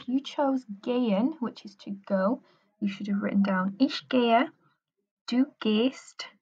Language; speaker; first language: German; non-native, fluent; English